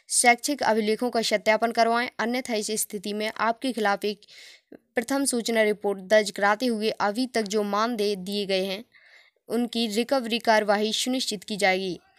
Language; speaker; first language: Hindi; native; Hindi